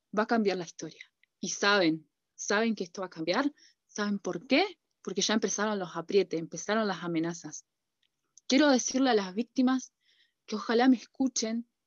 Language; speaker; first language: Spanish; non-native, local second language; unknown